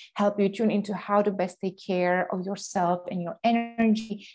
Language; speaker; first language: English; non-native, fluent; Slovak